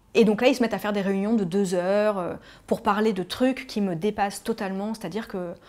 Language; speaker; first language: French; native; French